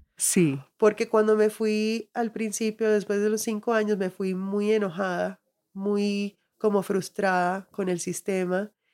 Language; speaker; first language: Spanish; early bilingual, heritage; Spanish